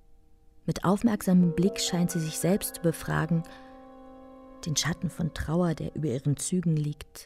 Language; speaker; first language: German; native; German